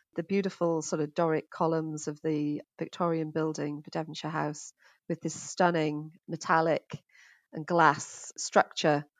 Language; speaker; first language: English; native; English